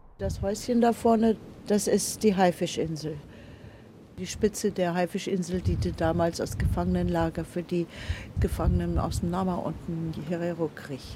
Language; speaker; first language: German; native; German